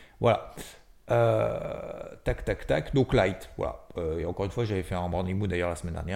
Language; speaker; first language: French; native; French